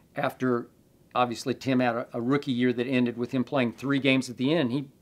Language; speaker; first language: English; native; English